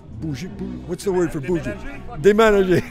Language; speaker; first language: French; non-native, learner; English